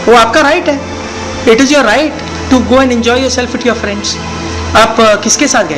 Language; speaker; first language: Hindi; non-native, local second language; Konkani